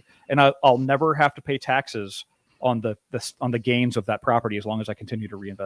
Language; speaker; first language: English; native; English